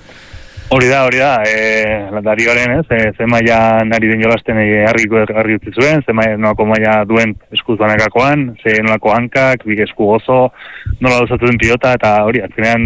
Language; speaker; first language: Basque; native; Basque